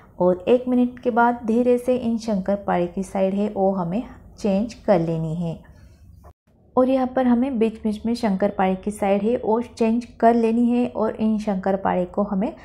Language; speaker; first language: Hindi; non-native, local second language; Marathi